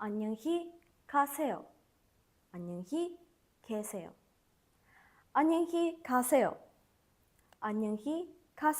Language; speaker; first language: Korean; non-native, fluent; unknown